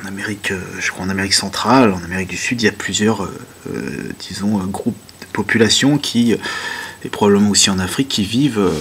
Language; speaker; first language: French; native; French